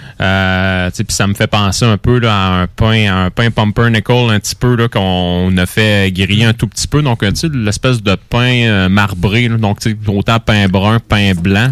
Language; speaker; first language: French; native; French